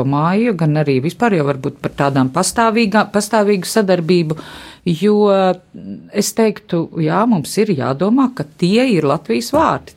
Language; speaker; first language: Latvian; native; Latvian